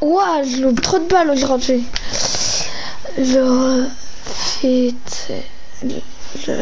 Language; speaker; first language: French; native; French